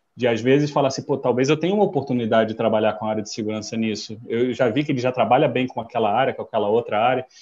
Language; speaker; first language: Portuguese; non-native, fluent; English